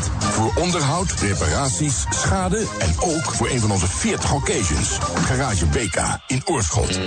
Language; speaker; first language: Dutch; native; Dutch